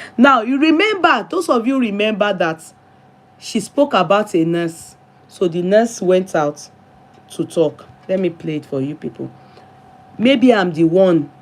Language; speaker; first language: English; non-native, local second language; Yoruba